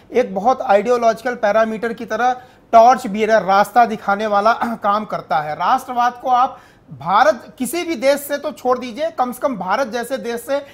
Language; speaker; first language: Hindi; native; Hindi